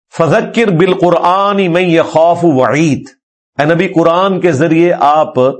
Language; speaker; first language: Urdu; non-native, local second language; Punjabi